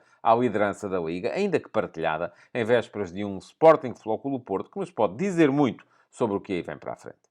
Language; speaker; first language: Portuguese; native; Portuguese